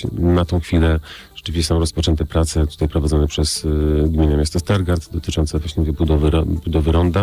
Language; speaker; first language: Polish; native; Polish